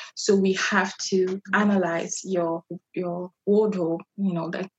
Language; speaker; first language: English; non-native, fluent; French